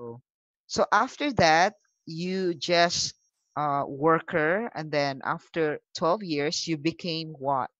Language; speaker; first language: English; non-native, local second language; Filipino